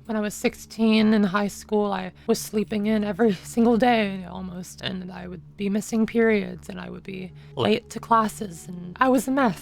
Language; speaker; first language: English; native; English